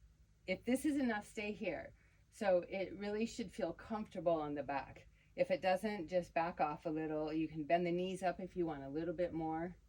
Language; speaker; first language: English; native; English